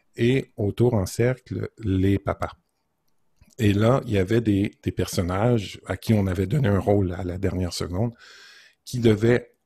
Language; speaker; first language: French; native; French